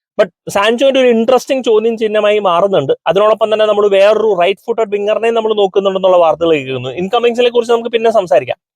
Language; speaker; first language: Malayalam; native; Malayalam